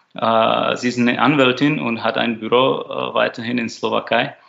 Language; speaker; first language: German; non-native, fluent; Slovak